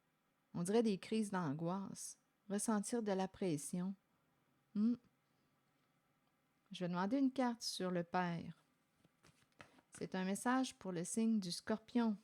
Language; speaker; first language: French; native; French